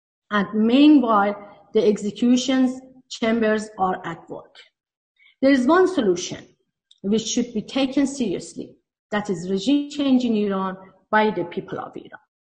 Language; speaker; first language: English; non-native, fluent; Persian